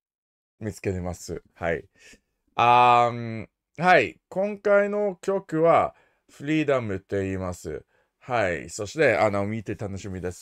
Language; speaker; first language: Japanese; non-native, learner; English